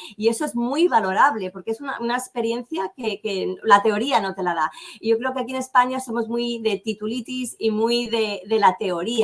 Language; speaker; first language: Spanish; native; Spanish